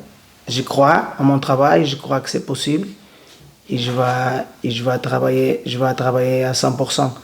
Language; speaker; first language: French; non-native, learner; Portuguese